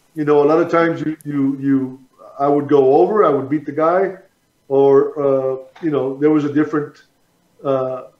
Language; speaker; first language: English; native; English